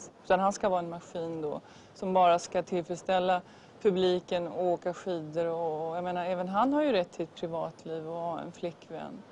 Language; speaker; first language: Swedish; native; Swedish